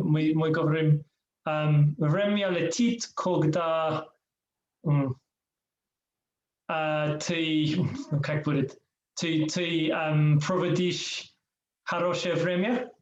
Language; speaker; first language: Russian; non-native, learner; English